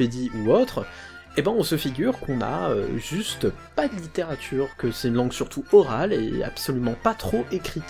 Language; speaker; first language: French; native; French